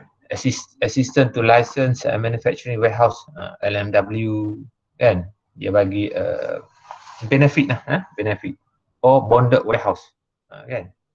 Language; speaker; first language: English; non-native, local second language; Malay